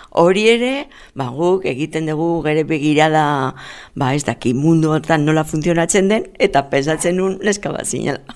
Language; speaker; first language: Basque; non-native, local second language; Spanish